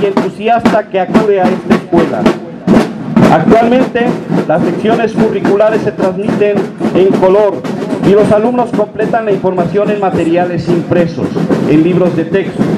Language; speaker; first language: Spanish; native; Spanish